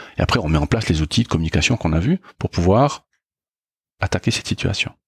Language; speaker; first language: French; native; French